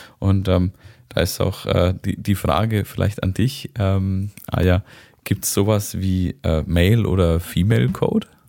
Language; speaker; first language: German; native; German